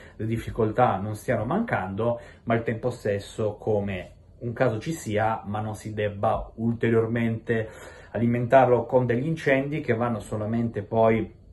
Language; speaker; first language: Italian; native; Italian